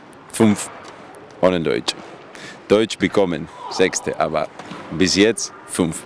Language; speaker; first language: German; non-native, learner; Russian